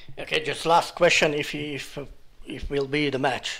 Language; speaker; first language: English; non-native, learner; Hungarian